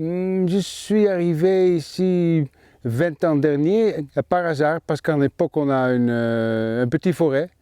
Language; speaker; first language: French; non-native, fluent; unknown